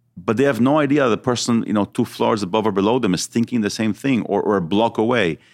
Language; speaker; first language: English; early bilingual, other home language; Hebrew